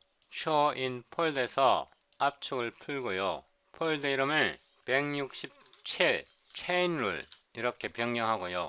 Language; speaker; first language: Korean; native; Korean